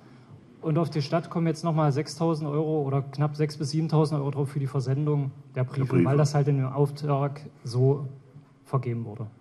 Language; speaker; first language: German; native; German